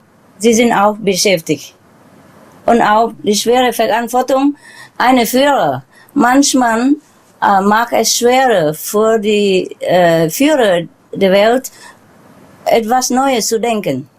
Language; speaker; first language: German; non-native, learner; Vietnamese